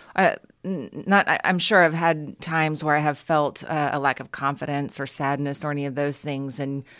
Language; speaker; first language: English; native; English